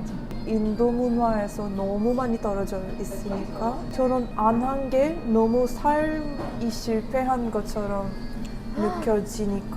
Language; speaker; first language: Korean; non-native, fluent; Hindi